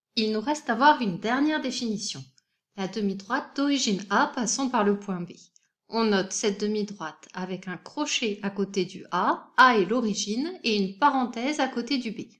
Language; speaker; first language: French; native; French